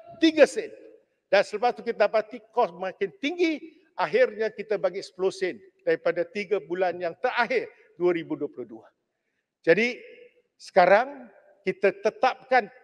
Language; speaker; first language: Malay; non-native, local second language; Chinese